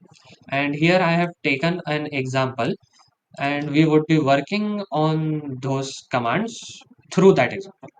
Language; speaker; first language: English; non-native, local second language; Hindi